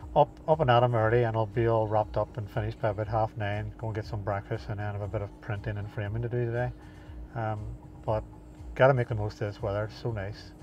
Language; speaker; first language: English; native; English